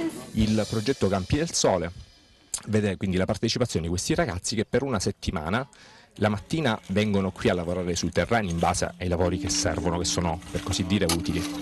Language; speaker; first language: Italian; native; Italian